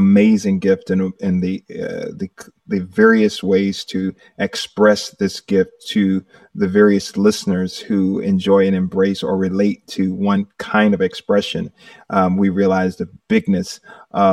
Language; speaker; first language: English; native; English